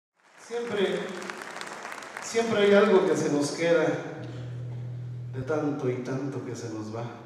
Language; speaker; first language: Spanish; native; Spanish